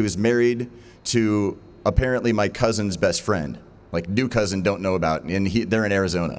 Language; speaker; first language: English; native; English